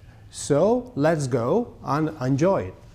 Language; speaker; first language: English; non-native, fluent; Spanish